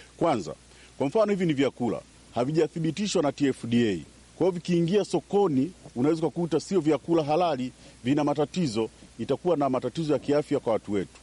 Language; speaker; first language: Swahili; native; Swahili